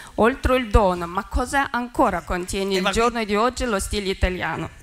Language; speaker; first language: Italian; non-native, fluent; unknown